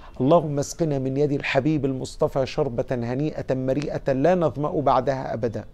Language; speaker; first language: Arabic; native; Arabic